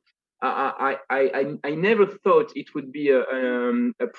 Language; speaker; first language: English; non-native, fluent; French